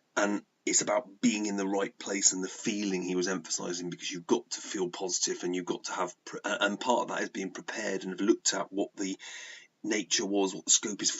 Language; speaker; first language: English; native; English